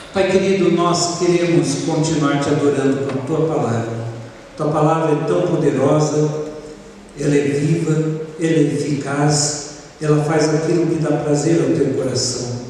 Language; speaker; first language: Portuguese; native; Portuguese